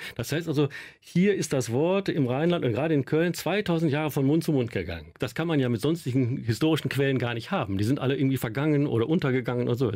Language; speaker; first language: German; native; German